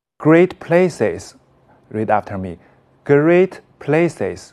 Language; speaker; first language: English; non-native, fluent; Chinese